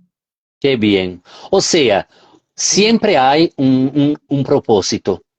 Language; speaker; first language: Spanish; non-native, fluent; Portuguese